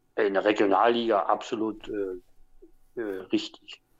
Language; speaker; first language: German; native; German